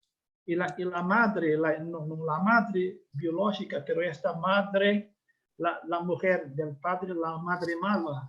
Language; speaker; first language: Spanish; non-native, learner; Portuguese